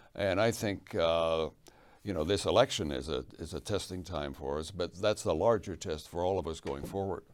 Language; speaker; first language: English; native; English